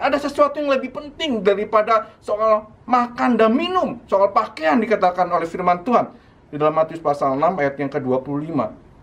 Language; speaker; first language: Indonesian; native; Indonesian